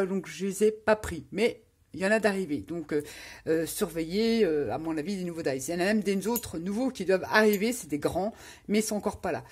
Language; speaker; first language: French; native; French